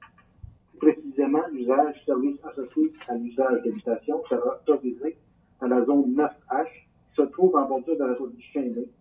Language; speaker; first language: French; native; French